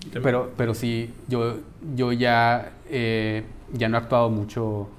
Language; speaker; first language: Spanish; native; Spanish